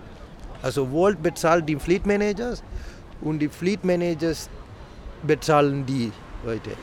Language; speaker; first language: German; non-native, fluent; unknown